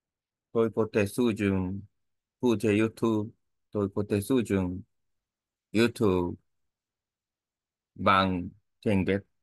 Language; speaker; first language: Vietnamese; non-native, learner; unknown